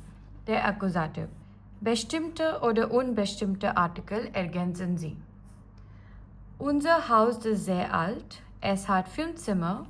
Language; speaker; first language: German; non-native, fluent; Gujarati